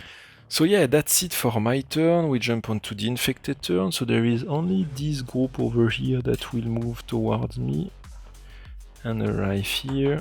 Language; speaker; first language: English; non-native, fluent; French